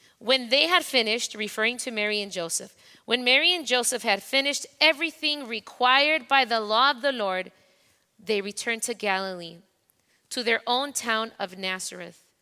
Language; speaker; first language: English; non-native, fluent; Spanish